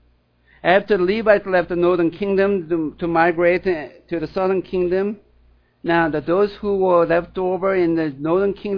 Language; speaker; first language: English; non-native, fluent; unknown